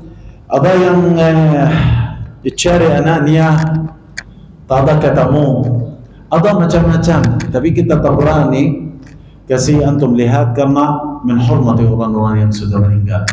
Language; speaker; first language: Indonesian; non-native, fluent; Arabic